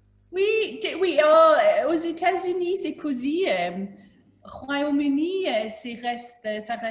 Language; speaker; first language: French; non-native, learner; English